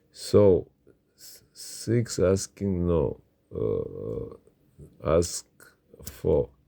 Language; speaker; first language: English; non-native, learner; Russian